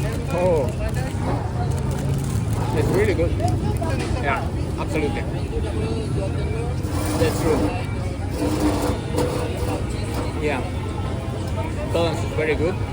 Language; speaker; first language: English; non-native, fluent; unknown